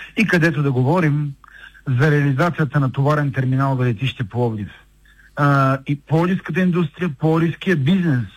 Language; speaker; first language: Bulgarian; native; Bulgarian